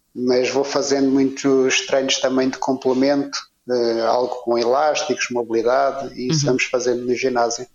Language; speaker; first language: Portuguese; native; Portuguese